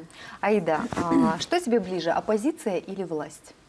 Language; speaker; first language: Russian; native; Russian